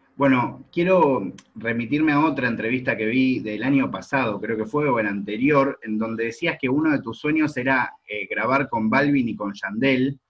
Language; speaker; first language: Spanish; native; Spanish